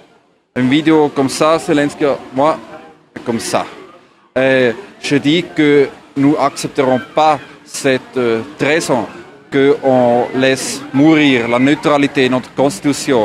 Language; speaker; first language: French; non-native, learner; German